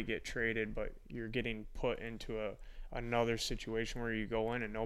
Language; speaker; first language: English; native; English